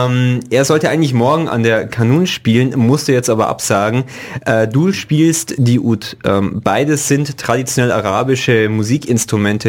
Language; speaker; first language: German; native; German